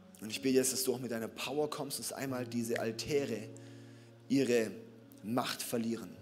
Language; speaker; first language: German; native; German